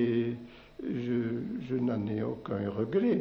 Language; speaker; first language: French; non-native, local second language; Occitan